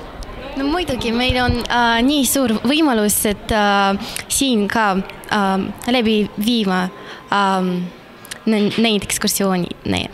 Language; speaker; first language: Estonian; non-native, local second language; Russian